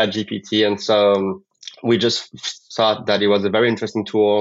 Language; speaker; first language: English; non-native, fluent; French